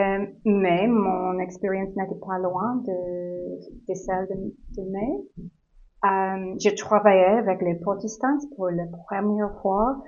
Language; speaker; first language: French; non-native, learner; English